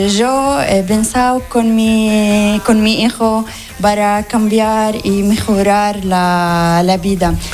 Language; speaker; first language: Spanish; non-native, learner; Arabic